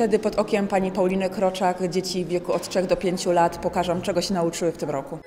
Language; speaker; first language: Polish; native; Polish